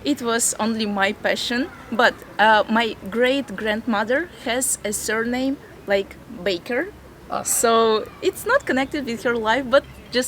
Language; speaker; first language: English; non-native, fluent; Latvian